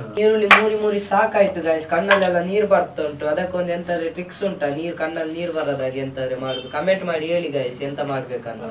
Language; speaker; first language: Kannada; non-native, local second language; Tulu